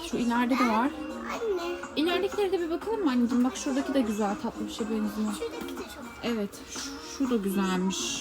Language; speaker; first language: Turkish; native; Turkish